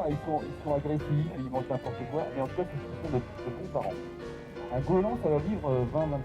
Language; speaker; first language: French; native; French